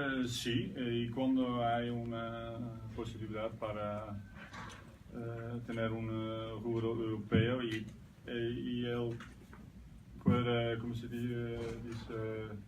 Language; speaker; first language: Spanish; non-native, learner; Dutch